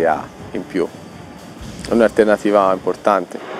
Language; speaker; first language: Italian; native; Italian